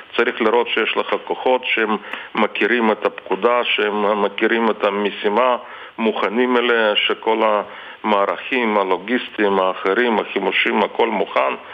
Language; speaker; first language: Hebrew; non-native, fluent; Russian